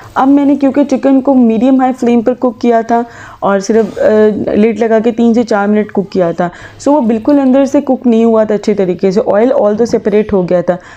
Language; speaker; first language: Urdu; native; Urdu